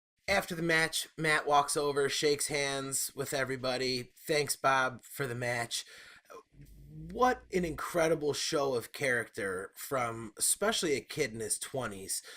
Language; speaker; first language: English; native; English